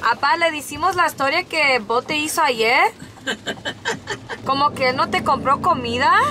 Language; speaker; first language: Spanish; early bilingual, heritage; Spanish